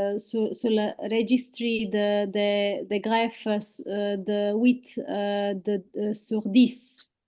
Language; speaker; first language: French; non-native, fluent; Croatian